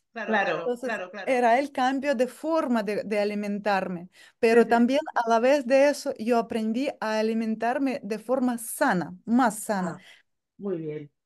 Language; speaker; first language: Spanish; non-native, fluent; Russian